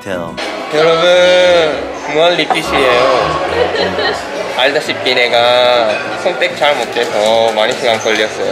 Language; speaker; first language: Korean; non-native, fluent; Japanese